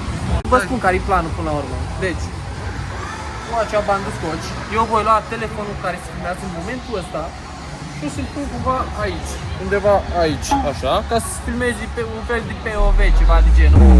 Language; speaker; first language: Romanian; native; Romanian